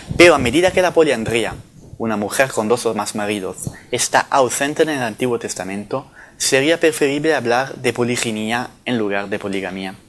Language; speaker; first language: Spanish; non-native, fluent; Italian